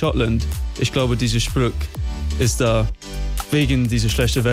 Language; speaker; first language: German; non-native, fluent; English